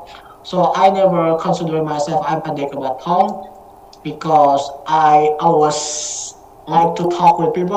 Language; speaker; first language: English; non-native, learner; Indonesian